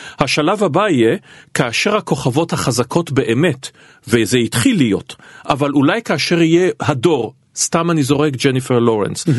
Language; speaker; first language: Hebrew; native; Hebrew